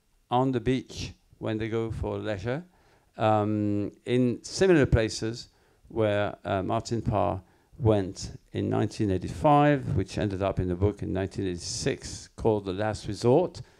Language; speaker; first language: English; non-native, fluent; French